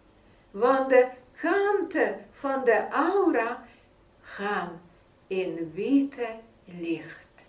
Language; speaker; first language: Dutch; non-native, fluent; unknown